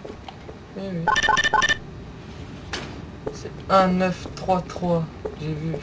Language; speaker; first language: French; native; French